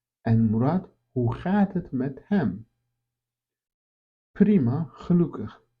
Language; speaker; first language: Dutch; non-native, fluent; Turkish